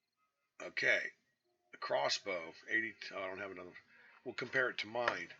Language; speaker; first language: English; native; English